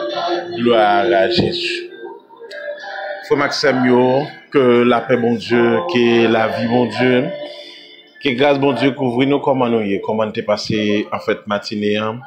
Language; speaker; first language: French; non-native, local second language; Haitian Creole